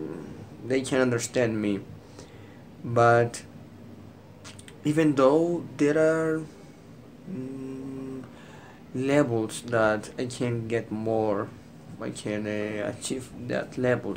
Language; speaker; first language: English; non-native, learner; Spanish